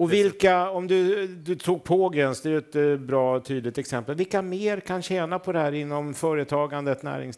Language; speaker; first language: Swedish; native; Swedish